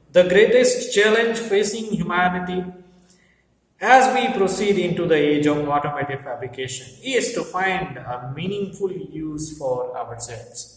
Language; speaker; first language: English; non-native, local second language; Gujarati